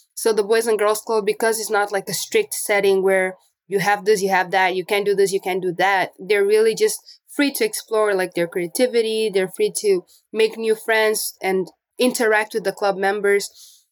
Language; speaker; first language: English; non-native, local second language; Portuguese